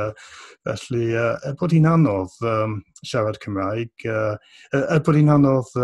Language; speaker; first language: Welsh; non-native, fluent; English